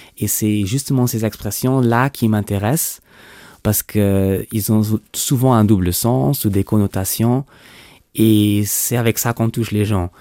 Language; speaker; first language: French; non-native, local second language; Luxembourgish